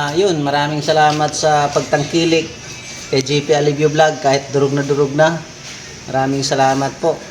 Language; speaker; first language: Filipino; native; Filipino